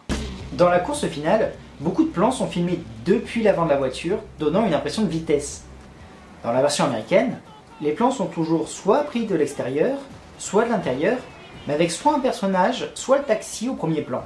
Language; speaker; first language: French; native; French